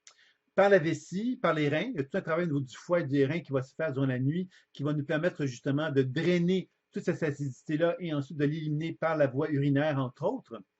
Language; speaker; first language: French; native; French